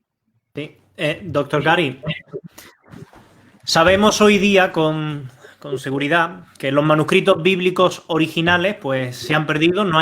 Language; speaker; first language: Spanish; native; Spanish